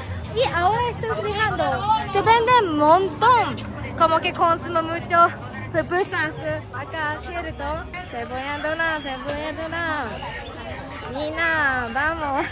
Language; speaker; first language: Spanish; non-native, learner; Japanese